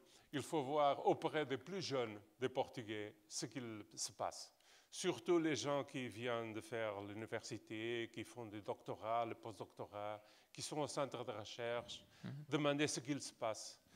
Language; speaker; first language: French; non-native, fluent; Portuguese